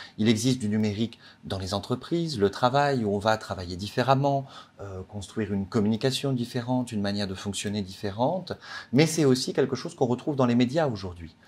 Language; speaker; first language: French; native; French